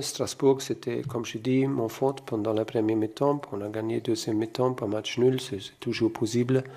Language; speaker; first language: French; non-native, fluent; German